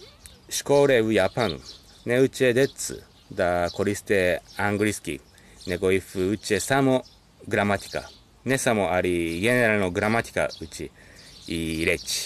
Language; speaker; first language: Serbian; non-native, learner; Japanese